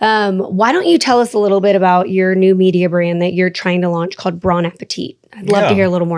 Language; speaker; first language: English; native; English